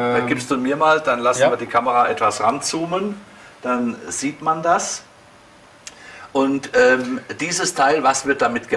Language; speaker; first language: German; native; German